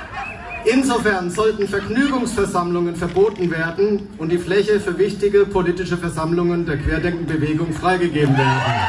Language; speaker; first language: German; native; German